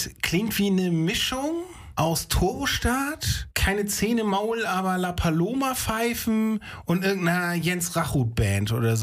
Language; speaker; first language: German; native; German